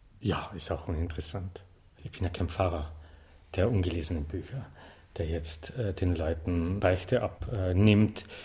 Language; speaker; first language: German; native; German